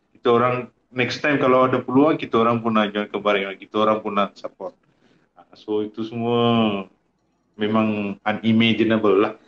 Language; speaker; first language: Malay; non-native, local second language; Tamil